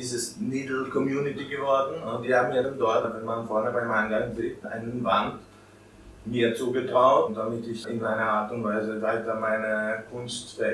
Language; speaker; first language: German; non-native, fluent; Albanian